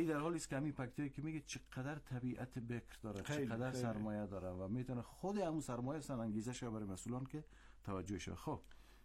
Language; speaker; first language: Persian; native; Persian